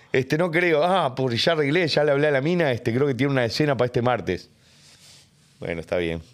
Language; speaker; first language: Spanish; native; Spanish